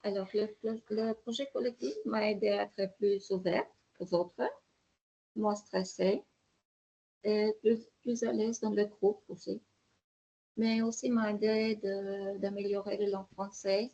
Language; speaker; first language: French; non-native, fluent; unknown